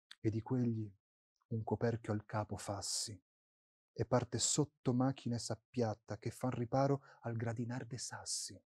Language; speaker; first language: Italian; native; Italian